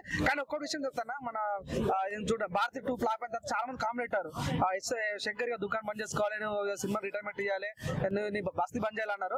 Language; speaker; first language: Telugu; native; Telugu